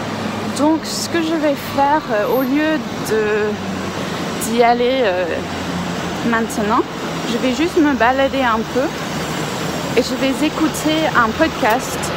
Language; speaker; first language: French; non-native, fluent; English